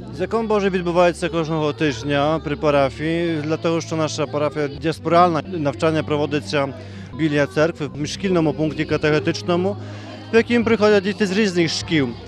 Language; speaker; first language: Ukrainian; early bilingual, heritage; Ukrainian